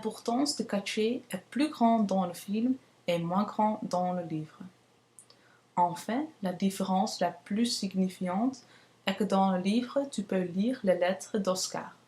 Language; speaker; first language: French; non-native, learner; Dutch